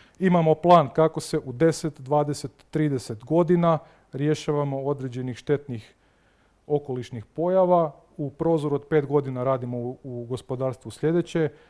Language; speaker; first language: Croatian; native; Croatian